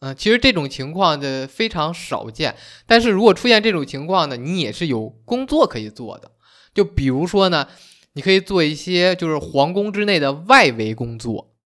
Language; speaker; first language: Chinese; native; Chinese